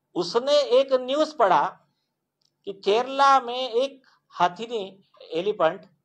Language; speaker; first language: Hindi; non-native, local second language; Marathi